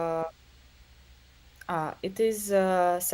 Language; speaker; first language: English; non-native, learner; Russian